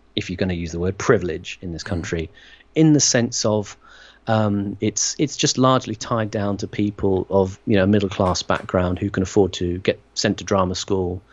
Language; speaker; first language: English; native; English